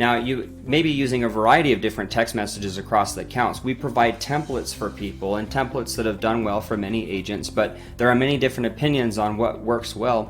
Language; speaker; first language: English; native; English